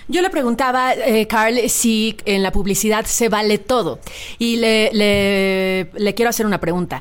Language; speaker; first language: Spanish; native; Spanish